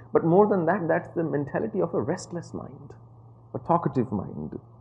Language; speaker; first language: English; non-native, local second language; Punjabi